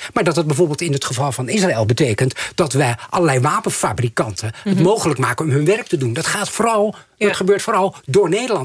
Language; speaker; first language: Dutch; native; Dutch